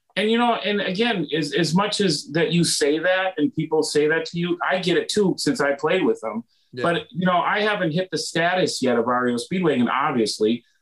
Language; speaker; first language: English; native; English